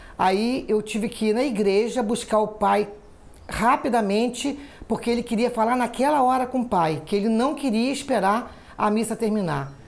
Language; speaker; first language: Portuguese; native; Portuguese